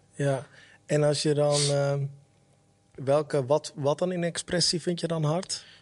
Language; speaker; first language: Dutch; early bilingual, other home language; Somali